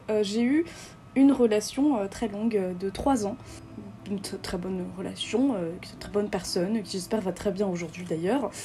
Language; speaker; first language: French; native; French